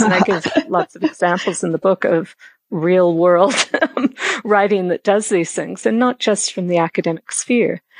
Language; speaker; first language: English; native; English